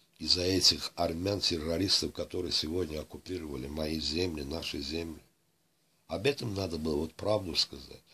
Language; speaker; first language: Russian; non-native, local second language; Azerbaijani